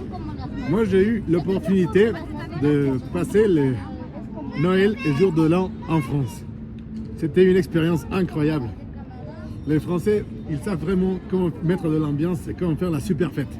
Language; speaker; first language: French; non-native, fluent; Spanish